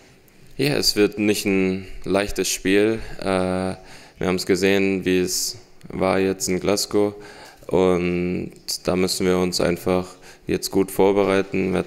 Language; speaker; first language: German; early bilingual, heritage; German